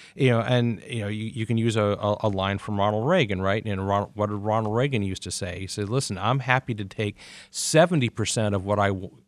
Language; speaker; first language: English; native; English